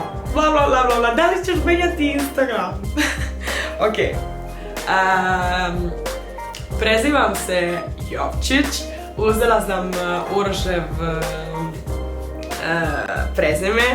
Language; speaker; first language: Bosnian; non-native, fluent; Spanish